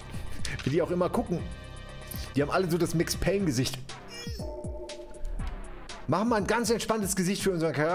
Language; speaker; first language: German; native; German